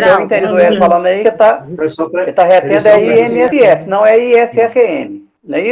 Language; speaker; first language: Portuguese; native; Portuguese